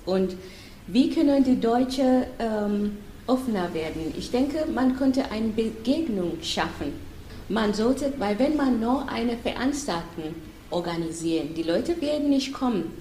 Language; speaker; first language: German; non-native, fluent; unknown